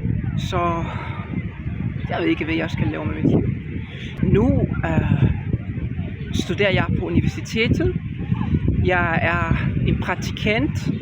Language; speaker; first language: Danish; non-native, learner; Spanish